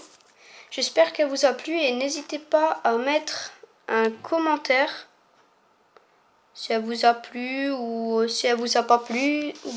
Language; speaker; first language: French; native; French